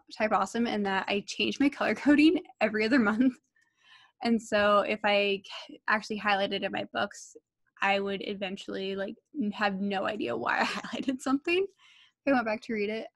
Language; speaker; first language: English; native; English